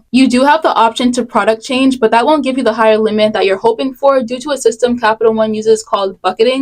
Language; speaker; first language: English; native; English